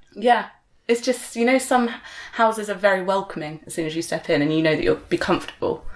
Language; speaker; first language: English; native; English